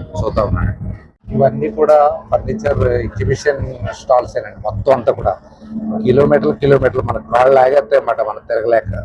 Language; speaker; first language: Telugu; native; Telugu